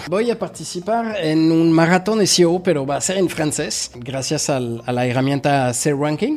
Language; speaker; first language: Spanish; non-native, fluent; French